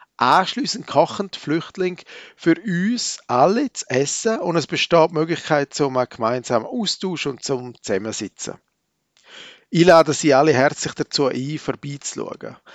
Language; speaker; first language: German; native; German